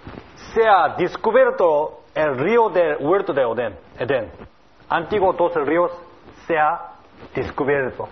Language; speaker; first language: Spanish; non-native, learner; Korean